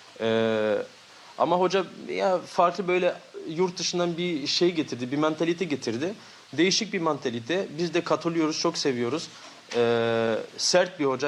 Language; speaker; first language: Turkish; early bilingual, heritage; Turkish